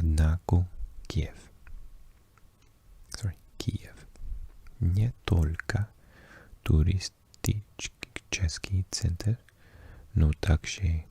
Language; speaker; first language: Russian; non-native, learner; English